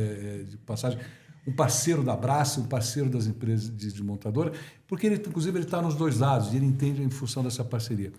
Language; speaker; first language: Portuguese; native; Portuguese